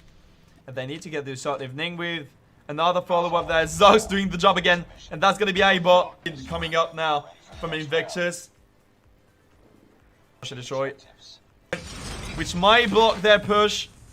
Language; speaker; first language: English; non-native, fluent; French